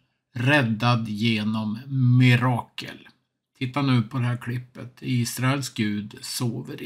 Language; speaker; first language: Swedish; native; Swedish